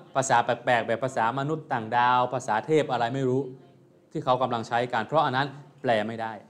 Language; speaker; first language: Thai; native; Thai